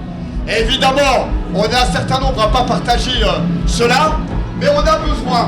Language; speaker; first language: French; native; French